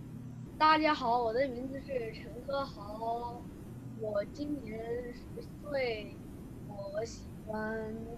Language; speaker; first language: Chinese; early bilingual, other home language; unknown